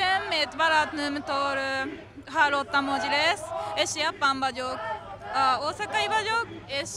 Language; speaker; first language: Hungarian; non-native, fluent; Japanese